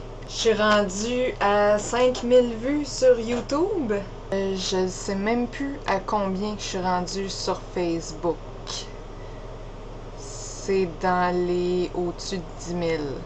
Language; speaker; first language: French; native; French